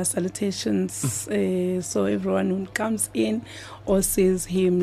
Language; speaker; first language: English; non-native, local second language; Xhosa